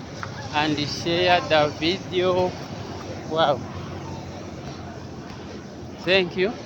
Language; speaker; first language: English; non-native, learner; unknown